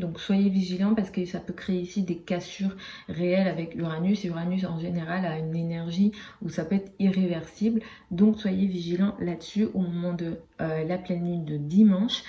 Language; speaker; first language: French; native; French